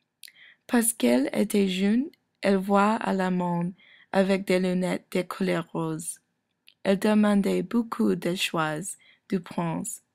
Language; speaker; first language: French; non-native, learner; English